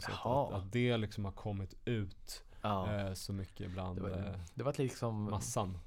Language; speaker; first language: Swedish; native; Swedish